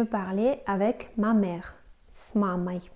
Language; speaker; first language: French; non-native, fluent; Russian